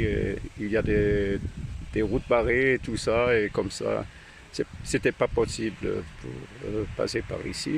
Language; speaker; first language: French; non-native, fluent; German